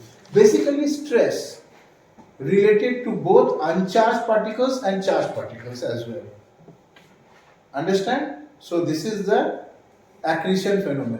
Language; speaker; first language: English; non-native, local second language; Bangla